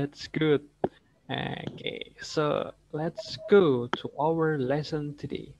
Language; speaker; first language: English; non-native, learner; Indonesian